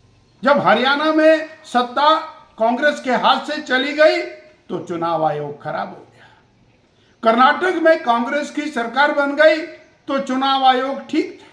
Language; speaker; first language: Hindi; native; Hindi